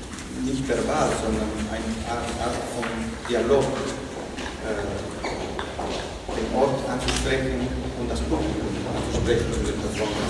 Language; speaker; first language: German; non-native, fluent; Spanish